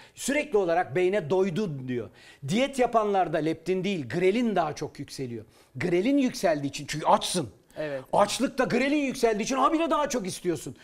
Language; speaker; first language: Turkish; native; Turkish